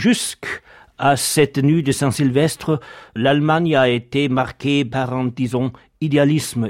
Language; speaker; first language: French; non-native, fluent; German